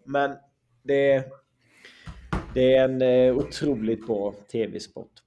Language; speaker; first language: Swedish; native; Swedish